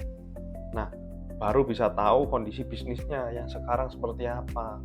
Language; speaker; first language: Indonesian; native; Indonesian